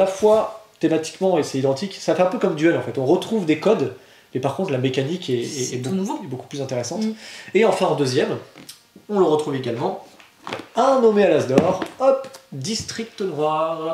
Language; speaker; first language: French; native; French